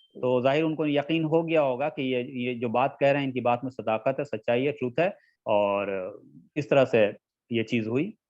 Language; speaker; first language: Hindi; non-native, local second language; Urdu